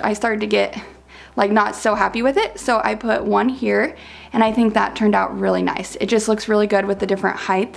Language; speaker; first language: English; native; English